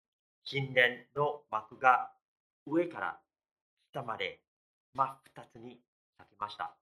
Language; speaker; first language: Japanese; non-native, fluent; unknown